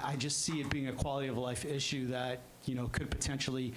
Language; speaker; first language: English; native; English